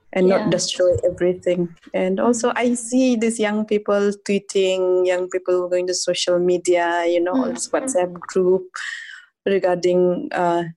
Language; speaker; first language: English; non-native, local second language; Adi